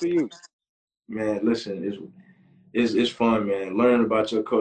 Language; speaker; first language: English; native; English